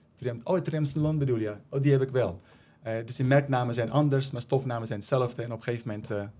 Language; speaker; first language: Dutch; non-native, fluent; Persian